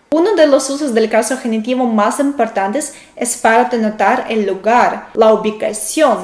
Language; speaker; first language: Spanish; non-native, fluent; Russian